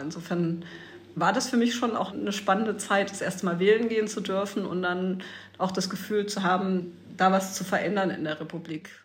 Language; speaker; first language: German; native; German